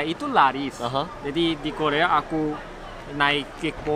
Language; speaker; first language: Indonesian; non-native, learner; Korean